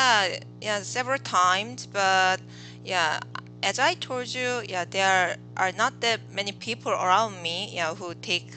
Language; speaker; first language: English; non-native, learner; Korean